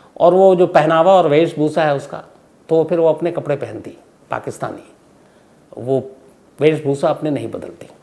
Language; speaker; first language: Hindi; native; Hindi